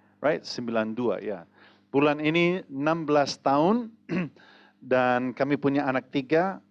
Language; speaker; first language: Indonesian; non-native, fluent; English